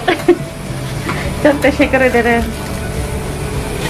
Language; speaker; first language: Turkish; non-native, learner; Indonesian